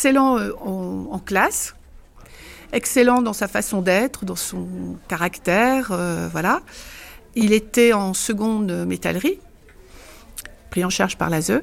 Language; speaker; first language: French; native; French